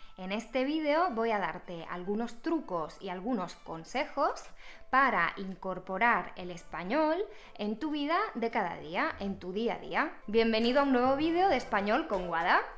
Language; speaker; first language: Spanish; native; Spanish